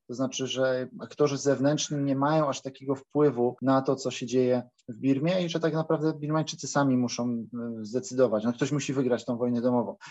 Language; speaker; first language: Polish; native; Polish